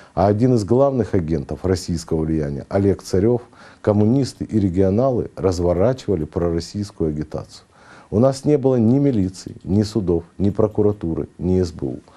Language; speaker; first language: Russian; native; Russian